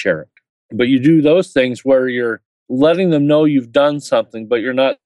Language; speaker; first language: English; native; English